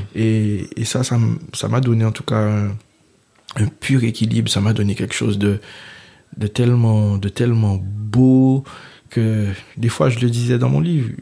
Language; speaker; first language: French; early bilingual, other home language; Haitian Creole